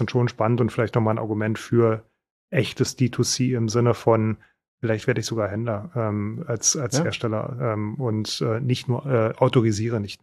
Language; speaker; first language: German; native; German